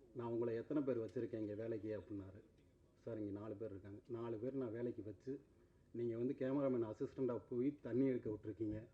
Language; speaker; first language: Tamil; native; Tamil